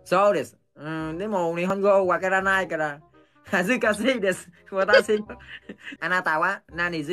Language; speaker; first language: Japanese; non-native, learner; Vietnamese